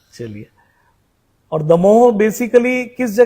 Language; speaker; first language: Hindi; native; Hindi